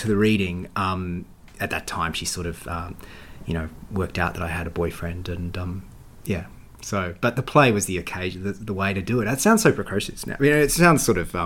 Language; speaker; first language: English; native; English